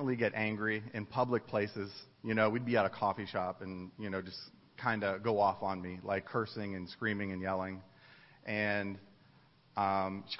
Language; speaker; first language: English; native; English